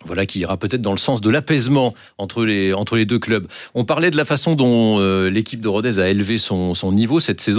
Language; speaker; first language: French; native; French